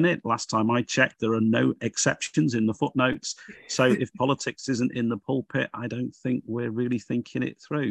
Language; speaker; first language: English; native; English